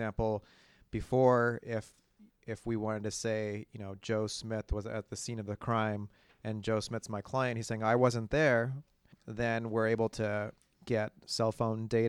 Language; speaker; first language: English; native; English